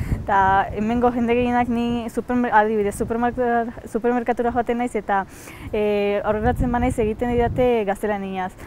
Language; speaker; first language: Basque; early bilingual, other home language; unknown